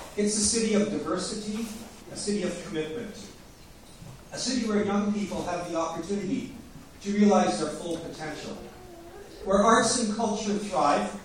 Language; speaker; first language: English; native; English